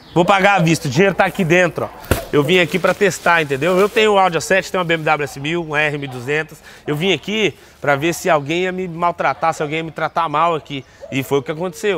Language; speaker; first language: Portuguese; native; Portuguese